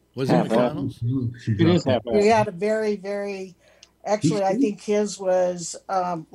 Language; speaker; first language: English; native; English